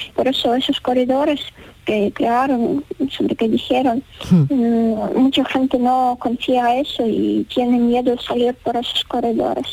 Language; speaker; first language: Spanish; non-native, fluent; Ukrainian